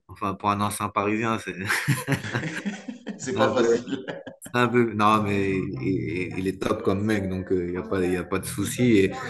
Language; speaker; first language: French; native; French